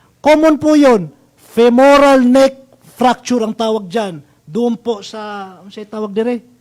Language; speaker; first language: Filipino; non-native, local second language; Maranao